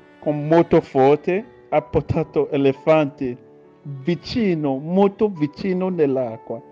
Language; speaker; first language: Italian; non-native, learner; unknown